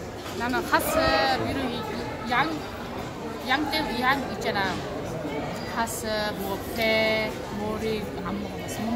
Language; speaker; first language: Korean; non-native, learner; Uzbek